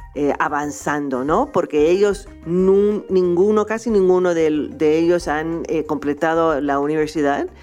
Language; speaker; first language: Spanish; non-native, fluent; English